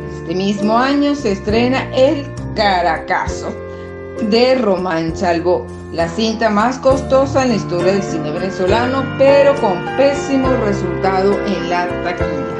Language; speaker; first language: Spanish; native; Spanish